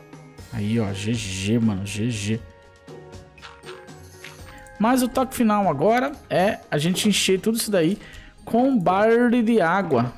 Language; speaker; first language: Portuguese; native; Portuguese